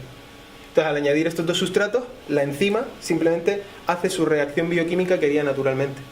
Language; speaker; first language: Spanish; native; Spanish